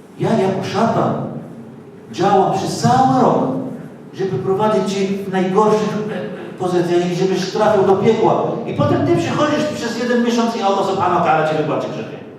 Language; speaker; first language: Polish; non-native, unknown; Arabic